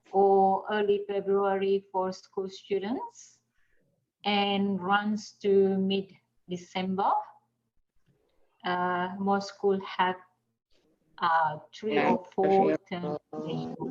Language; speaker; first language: English; non-native, fluent; Indonesian